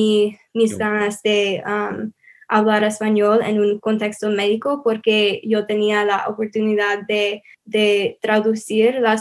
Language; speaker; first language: Spanish; non-native, learner; English